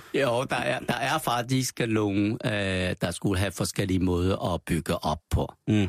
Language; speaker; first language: Danish; non-native, learner; Chinese